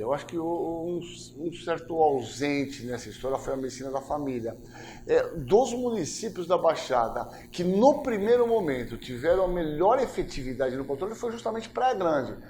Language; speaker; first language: Portuguese; native; Portuguese